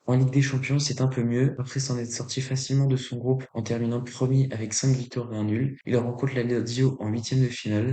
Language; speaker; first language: French; native; French